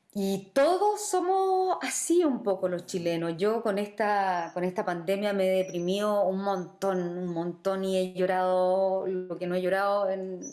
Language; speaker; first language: Spanish; native; Spanish